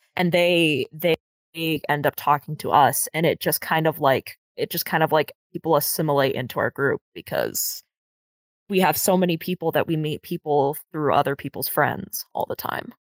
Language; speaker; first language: English; native; English